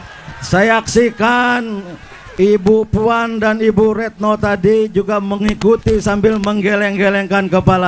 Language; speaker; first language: Indonesian; native; Indonesian